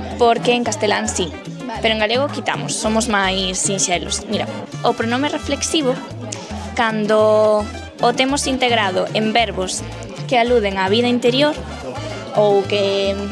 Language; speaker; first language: Galician; native; Galician